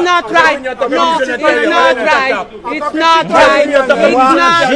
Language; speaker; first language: English; non-native, learner; Spanish